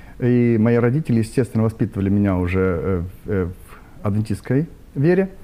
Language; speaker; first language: Russian; native; Russian